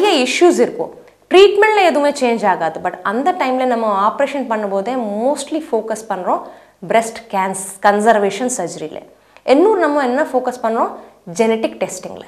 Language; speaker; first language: Tamil; non-native, fluent; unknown